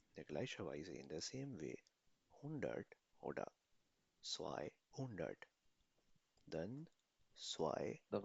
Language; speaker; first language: German; non-native, fluent; Urdu